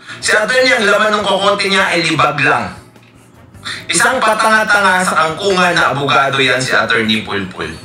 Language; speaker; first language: Filipino; native; Filipino